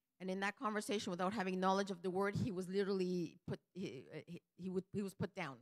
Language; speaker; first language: English; early bilingual, other home language; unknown